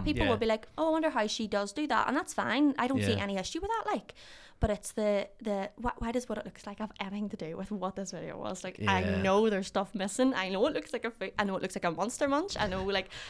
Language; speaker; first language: English; native; English